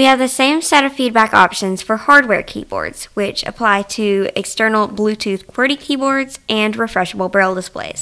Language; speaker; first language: English; native; English